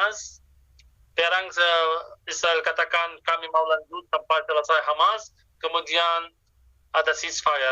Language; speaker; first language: Indonesian; non-native, fluent; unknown